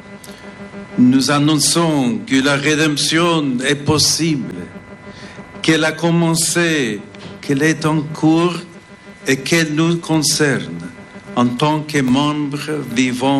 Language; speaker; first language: French; non-native, fluent; English